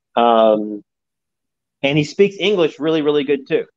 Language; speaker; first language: English; native; English